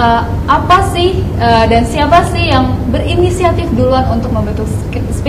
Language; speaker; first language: Indonesian; native; Indonesian